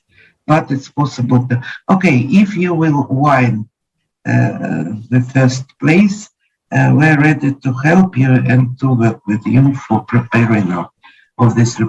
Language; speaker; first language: English; non-native, learner; Ukrainian